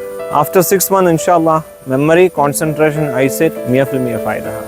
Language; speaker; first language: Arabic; non-native, learner; Malayalam